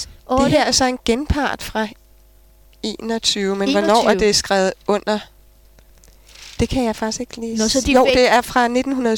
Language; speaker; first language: Danish; native; Danish